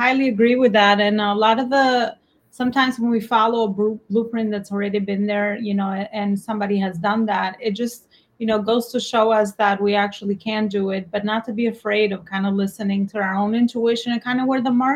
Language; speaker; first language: English; non-native, fluent; Albanian